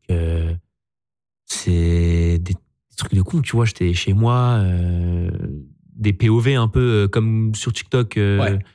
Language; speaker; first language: French; native; French